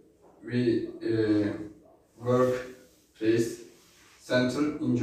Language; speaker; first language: English; non-native, learner; Turkish